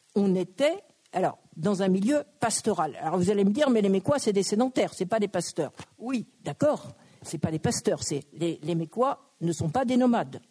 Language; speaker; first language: French; native; French